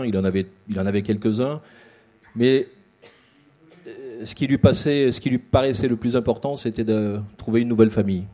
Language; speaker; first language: French; native; French